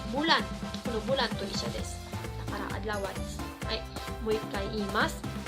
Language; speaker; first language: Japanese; non-native, fluent; Cebuano